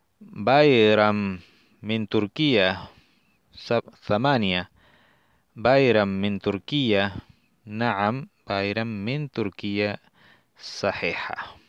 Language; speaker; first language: Arabic; non-native, learner; Spanish